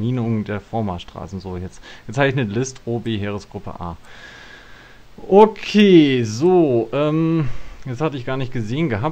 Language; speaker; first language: German; native; German